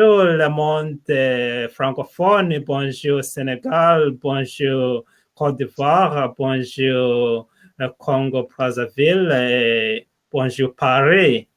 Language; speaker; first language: French; non-native, learner; English